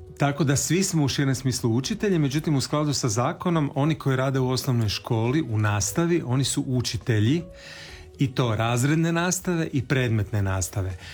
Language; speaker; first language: Croatian; native; Croatian